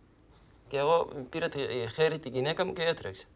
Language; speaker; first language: Greek; non-native, learner; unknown